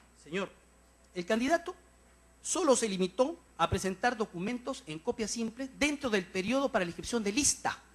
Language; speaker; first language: Spanish; native; Spanish